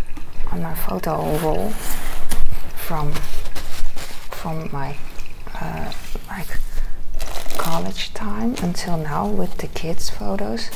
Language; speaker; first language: English; non-native, fluent; Dutch